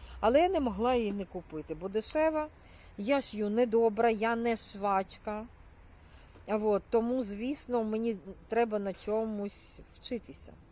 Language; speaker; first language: Ukrainian; non-native, local second language; Russian